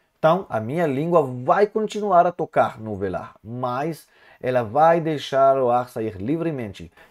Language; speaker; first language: Portuguese; non-native, fluent; Hebrew